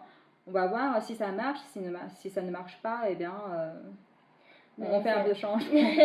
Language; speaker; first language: French; non-native, fluent; Chinese